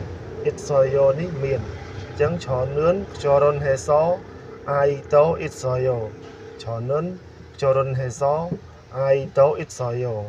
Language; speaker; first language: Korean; non-native, learner; Khmer